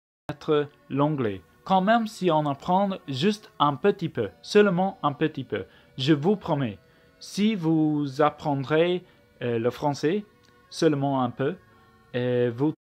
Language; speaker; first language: French; non-native, learner; English